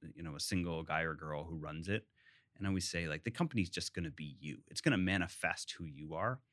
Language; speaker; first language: English; native; English